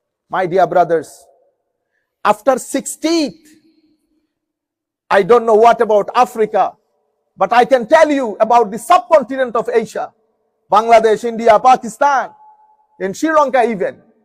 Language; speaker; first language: English; non-native, local second language; Bangla